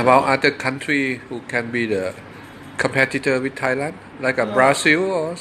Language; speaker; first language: English; non-native, learner; Thai